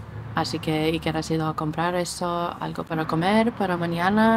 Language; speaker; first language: Spanish; non-native, fluent; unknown